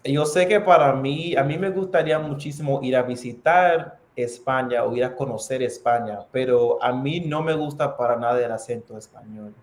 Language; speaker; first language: Spanish; non-native, fluent; English